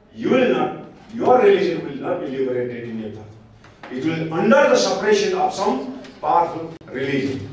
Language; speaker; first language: English; non-native, local second language; Nepali